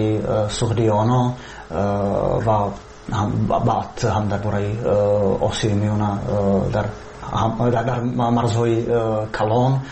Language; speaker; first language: Persian; non-native, fluent; Czech